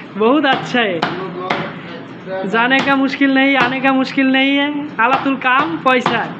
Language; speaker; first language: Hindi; non-native, learner; Bangla